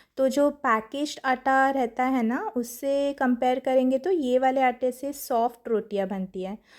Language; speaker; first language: Hindi; non-native, local second language; Marathi